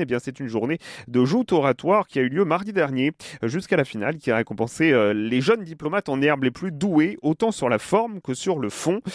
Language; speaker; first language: French; native; French